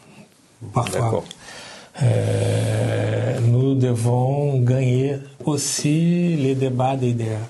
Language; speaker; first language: French; non-native, learner; Portuguese